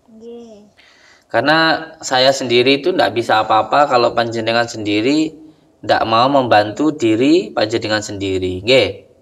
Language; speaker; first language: Indonesian; non-native, local second language; Javanese